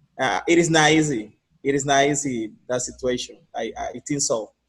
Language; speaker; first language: English; non-native, learner; Spanish